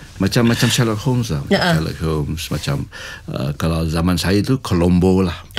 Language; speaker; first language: Malay; native; Malay